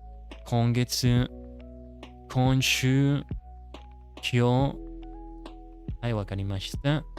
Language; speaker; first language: Japanese; non-native, learner; English